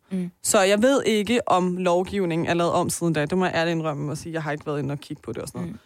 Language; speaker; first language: Danish; native; Danish